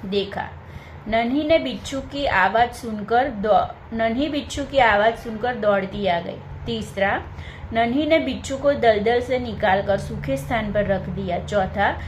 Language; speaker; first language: Hindi; non-native, local second language; Gujarati